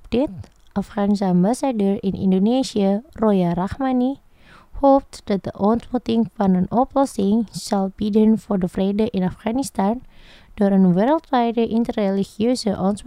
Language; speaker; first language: Dutch; non-native, fluent; Indonesian